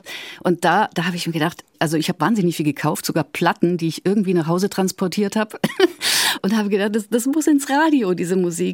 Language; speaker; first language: German; native; German